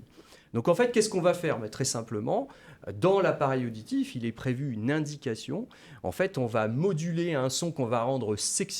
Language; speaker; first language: French; native; French